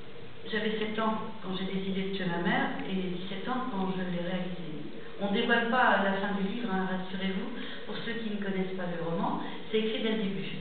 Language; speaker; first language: French; native; French